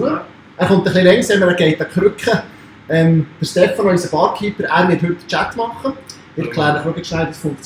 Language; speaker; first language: German; native; German